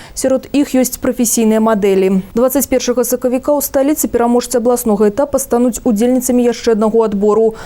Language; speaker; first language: Belarusian; native; Belarusian